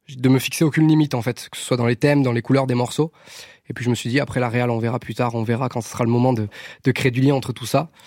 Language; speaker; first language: French; native; French